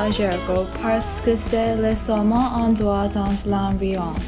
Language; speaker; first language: French; non-native, learner; English